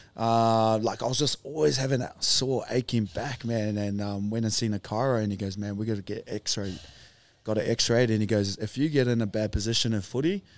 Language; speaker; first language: English; native; English